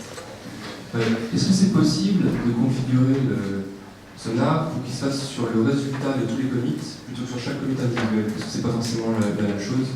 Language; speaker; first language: French; native; French